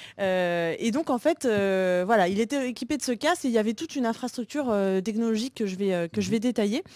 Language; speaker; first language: French; native; French